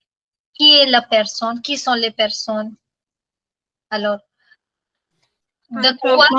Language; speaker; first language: French; non-native, fluent; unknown